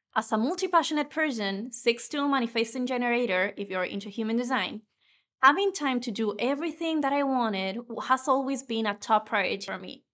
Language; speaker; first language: English; non-native, fluent; Spanish